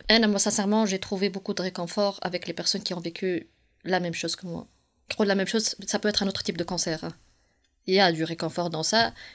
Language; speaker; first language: French; non-native, local second language; Arabic